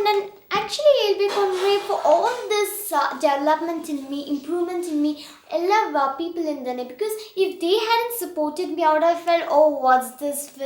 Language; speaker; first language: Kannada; early bilingual, heritage; Kannada